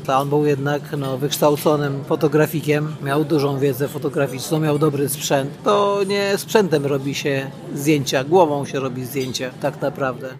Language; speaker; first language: Polish; native; Polish